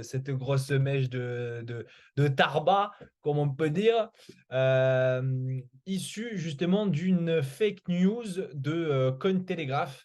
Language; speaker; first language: French; native; French